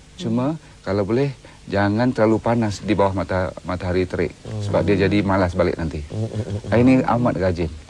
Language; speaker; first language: Malay; native; Malay